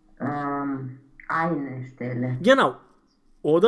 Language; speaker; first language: German; non-native, learner; Romanian